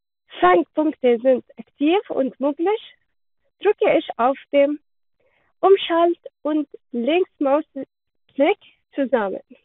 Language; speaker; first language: German; non-native, learner; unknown